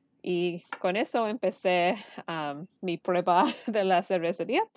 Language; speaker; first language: Spanish; early bilingual, heritage; Spanish